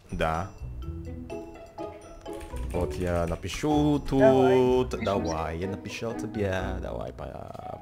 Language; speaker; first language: Russian; non-native, learner; Indonesian